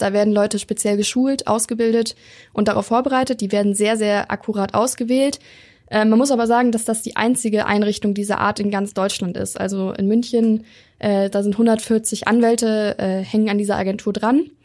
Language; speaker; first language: German; native; German